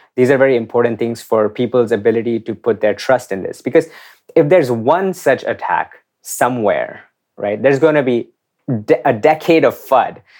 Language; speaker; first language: English; non-native, local second language; Hindi